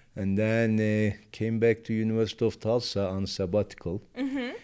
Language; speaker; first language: English; non-native, fluent; Turkish